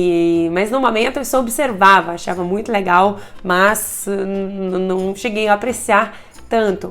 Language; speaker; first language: Portuguese; non-native, fluent; Russian